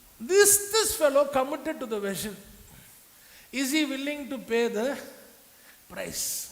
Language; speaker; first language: English; non-native, local second language; Tamil